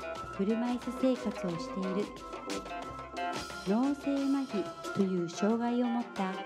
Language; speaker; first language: Japanese; native; Japanese